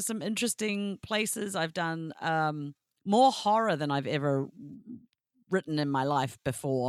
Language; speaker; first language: English; native; English